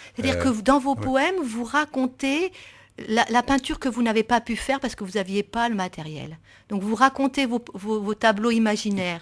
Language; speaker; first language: French; native; French